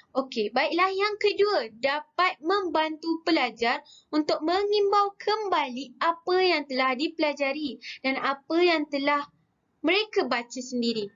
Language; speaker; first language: Malay; native; Malay